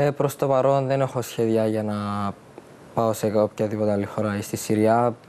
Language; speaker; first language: Greek; early bilingual, other home language; Arabic